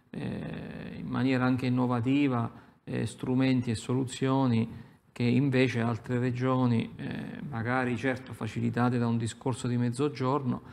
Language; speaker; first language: Italian; native; Italian